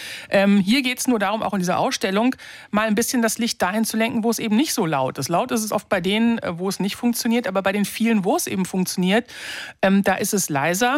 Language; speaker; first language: German; native; German